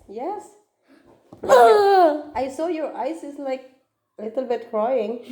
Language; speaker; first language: English; non-native, local second language; Filipino